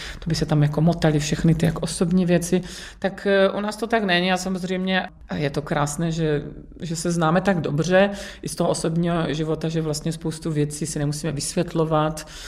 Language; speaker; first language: Czech; native; Czech